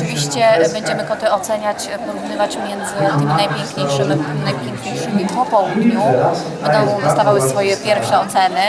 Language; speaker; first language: Polish; native; Polish